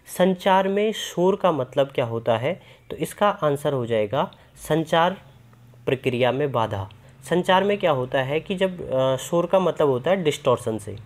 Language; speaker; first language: Hindi; native; Hindi